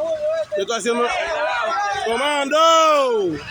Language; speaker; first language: Spanish; non-native, fluent; Haitian Creole